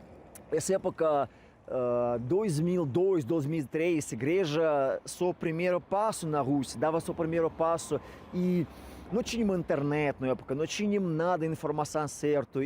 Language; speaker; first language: Portuguese; non-native, fluent; Russian